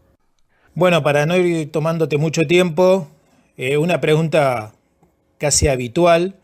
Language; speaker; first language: Spanish; native; Spanish